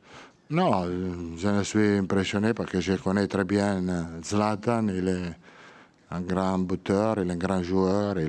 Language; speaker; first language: French; non-native, learner; Italian